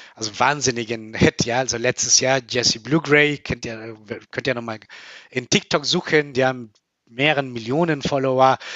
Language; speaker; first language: German; non-native, fluent; Spanish